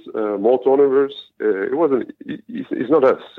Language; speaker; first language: English; non-native, fluent; French